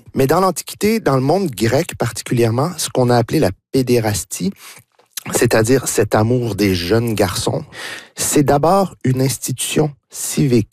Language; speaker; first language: French; native; French